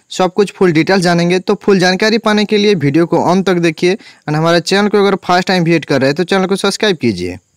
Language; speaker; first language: Hindi; non-native, local second language; Bangla